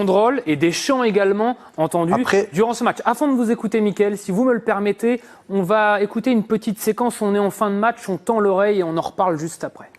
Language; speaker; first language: French; native; French